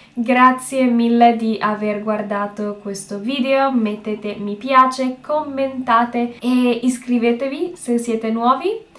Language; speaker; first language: Italian; native; Italian